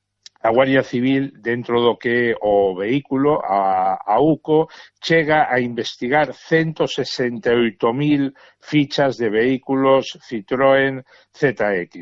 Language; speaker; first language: Galician; native; Galician